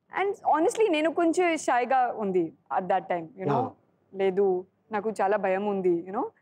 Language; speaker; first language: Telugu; non-native, learner; Sindhi